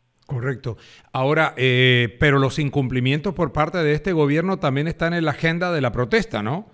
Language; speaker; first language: Spanish; native; Spanish